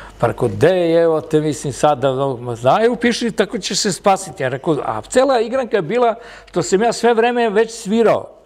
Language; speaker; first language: Serbian; early bilingual, other home language; Italian